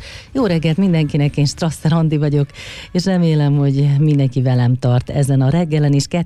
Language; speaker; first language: Hungarian; native; Hungarian